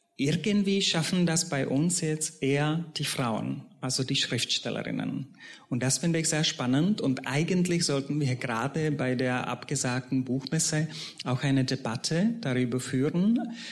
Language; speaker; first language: German; non-native, fluent; Czech